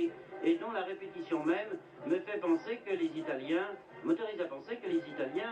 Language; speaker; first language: French; native; French